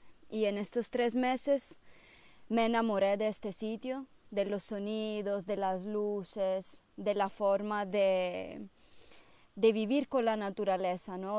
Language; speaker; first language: Spanish; non-native, fluent; Italian